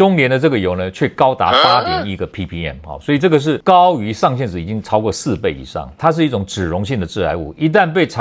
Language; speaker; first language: Chinese; native; Chinese